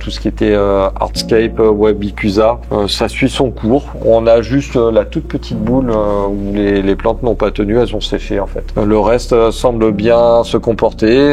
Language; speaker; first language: French; native; French